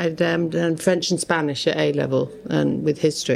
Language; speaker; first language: English; native; English